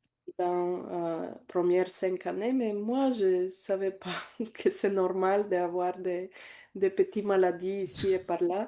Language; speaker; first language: French; non-native, learner; Bulgarian